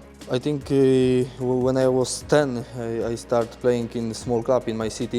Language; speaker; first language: English; non-native, fluent; Polish